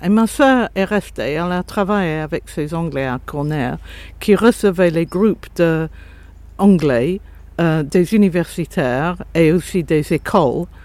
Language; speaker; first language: French; non-native, fluent; English